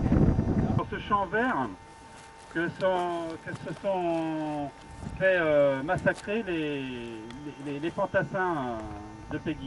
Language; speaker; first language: French; native; French